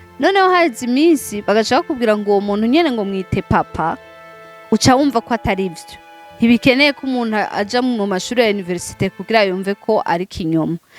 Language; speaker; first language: Rundi; non-native, local second language; Swahili